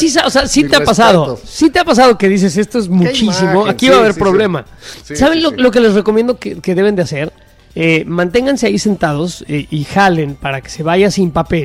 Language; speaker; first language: Spanish; native; Spanish